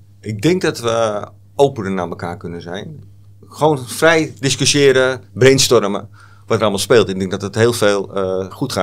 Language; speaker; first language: Dutch; native; Dutch